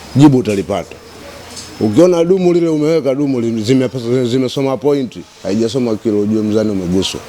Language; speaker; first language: Swahili; native; Swahili